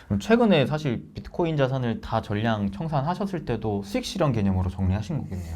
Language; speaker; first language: Korean; native; Korean